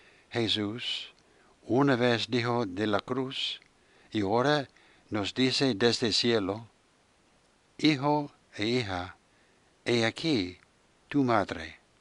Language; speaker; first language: Spanish; non-native, fluent; English